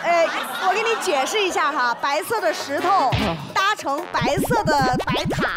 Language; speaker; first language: Chinese; native; Chinese